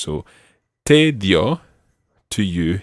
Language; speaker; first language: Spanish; non-native, fluent; English